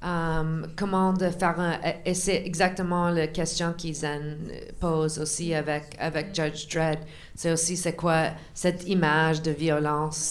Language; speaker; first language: French; non-native, local second language; English